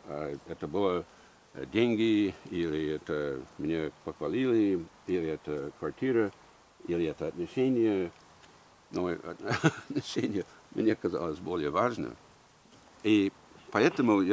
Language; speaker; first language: Russian; early bilingual, heritage; English